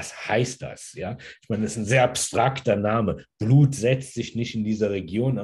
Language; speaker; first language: German; early bilingual, heritage; German